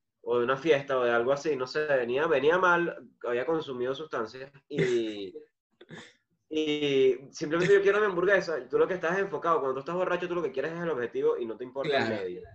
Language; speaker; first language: Spanish; native; Spanish